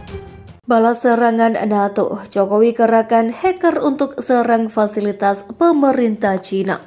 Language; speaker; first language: Indonesian; native; Indonesian